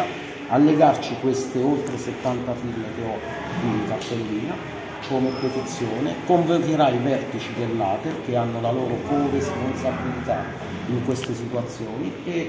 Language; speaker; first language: Italian; native; Italian